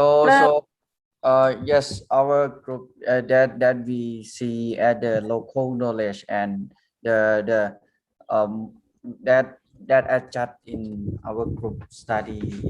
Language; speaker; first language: English; non-native, learner; Thai